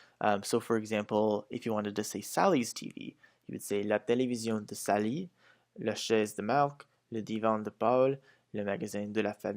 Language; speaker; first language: French; non-native, fluent; English